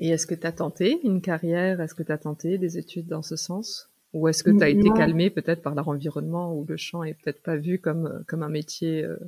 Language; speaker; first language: French; native; French